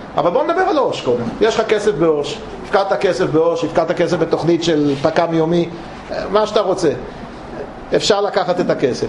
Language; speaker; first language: Hebrew; native; Hebrew